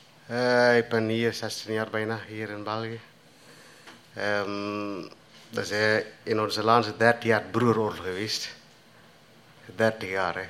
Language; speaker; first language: Dutch; non-native, learner; Tamil